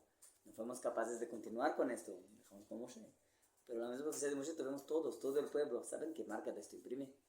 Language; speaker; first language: Spanish; non-native, fluent; Portuguese